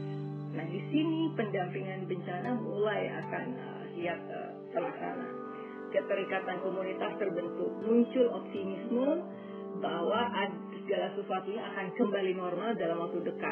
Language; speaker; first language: Indonesian; native; Indonesian